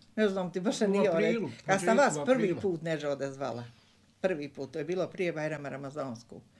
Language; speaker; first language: Croatian; native; Croatian